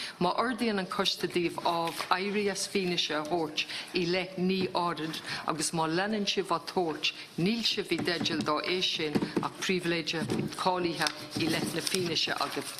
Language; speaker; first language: Irish; native; Irish